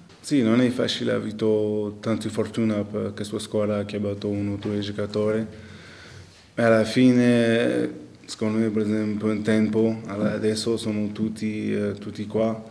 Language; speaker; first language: Italian; non-native, local second language; French